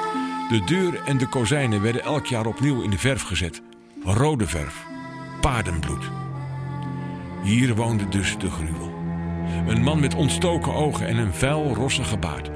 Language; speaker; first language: Dutch; native; Dutch